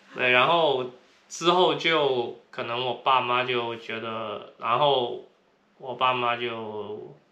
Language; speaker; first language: Chinese; non-native, local second language; Cantonese